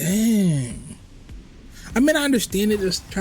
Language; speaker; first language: English; native; English